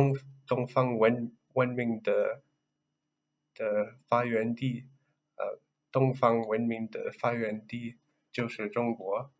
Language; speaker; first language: Chinese; non-native, learner; English